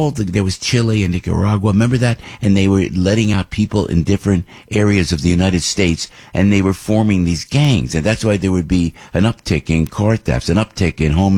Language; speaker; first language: English; native; English